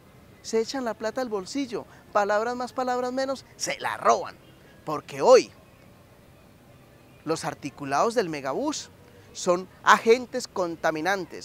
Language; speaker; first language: Spanish; native; Spanish